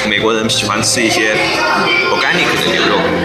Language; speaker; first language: Chinese; native; Chinese